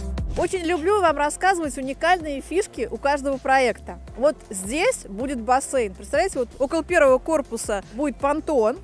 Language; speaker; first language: Russian; native; Russian